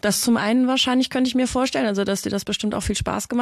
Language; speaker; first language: German; native; German